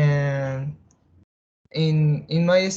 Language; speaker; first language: English; non-native, learner; Spanish